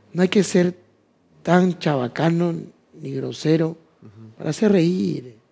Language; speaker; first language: Spanish; native; Spanish